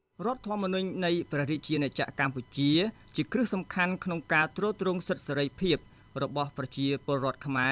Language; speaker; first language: Khmer; native; Khmer